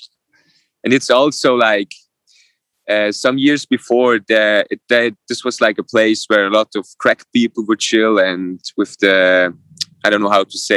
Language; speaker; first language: English; non-native, fluent; Swiss German